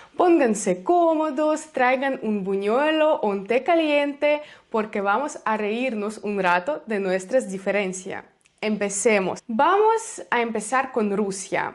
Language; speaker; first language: Spanish; non-native, fluent; Russian